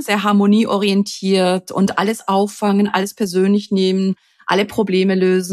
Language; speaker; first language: German; native; German